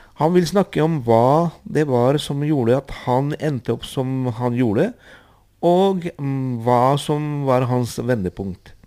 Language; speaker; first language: Norwegian; non-native, fluent; Spanish